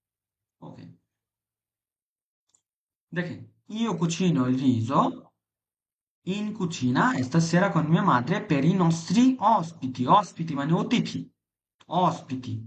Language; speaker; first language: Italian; non-native, fluent; Bangla